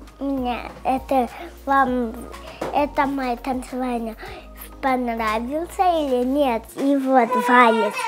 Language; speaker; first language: Russian; non-native, local second language; Kazakh